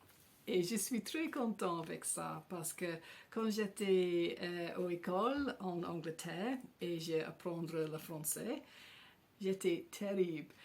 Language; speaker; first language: French; non-native, learner; English